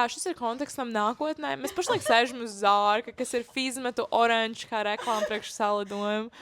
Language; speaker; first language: Latvian; native; Latvian